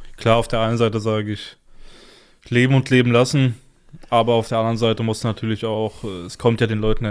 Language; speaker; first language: German; native; German